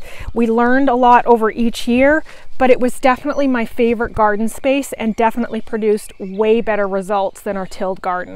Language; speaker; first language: English; native; English